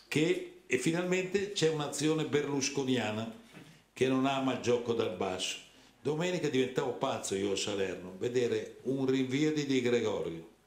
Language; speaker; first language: Italian; native; Italian